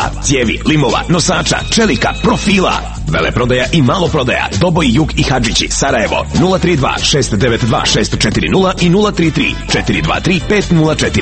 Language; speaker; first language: Croatian; native; Croatian